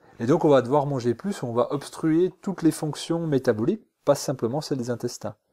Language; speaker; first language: French; native; French